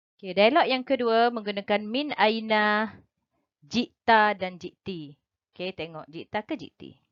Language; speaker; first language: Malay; native; Malay